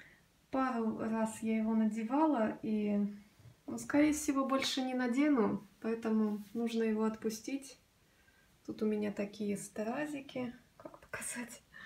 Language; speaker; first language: Russian; native; Russian